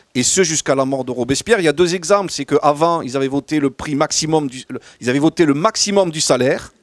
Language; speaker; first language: French; native; French